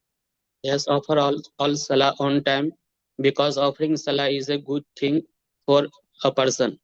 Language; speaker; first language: English; non-native, learner; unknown